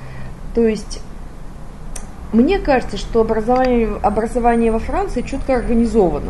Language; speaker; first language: Russian; native; Russian